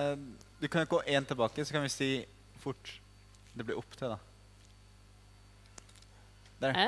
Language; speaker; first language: Norwegian; native; Norwegian